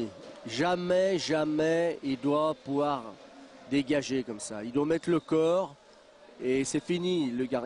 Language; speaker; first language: French; native; French